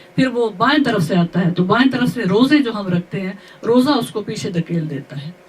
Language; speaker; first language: Urdu; native; Urdu